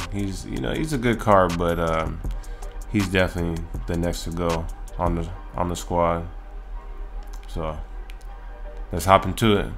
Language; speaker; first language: English; native; English